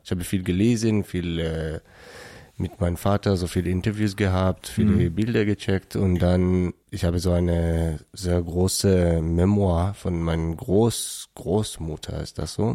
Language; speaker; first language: German; non-native, learner; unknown